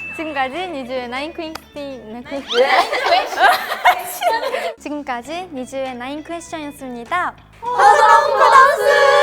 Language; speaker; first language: Korean; non-native, fluent; Japanese